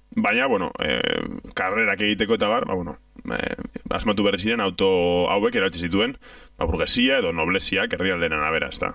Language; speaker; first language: Basque; native; Basque